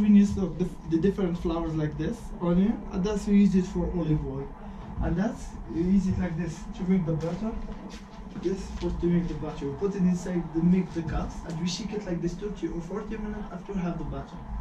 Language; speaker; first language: English; non-native, learner; Berber languages